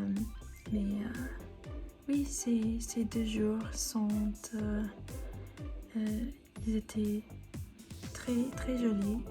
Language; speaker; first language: French; non-native, learner; English